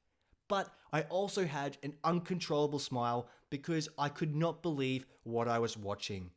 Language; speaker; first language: English; native; English